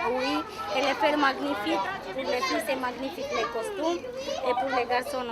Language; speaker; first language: French; non-native, learner; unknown